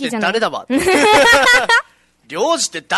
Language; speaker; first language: Japanese; native; Japanese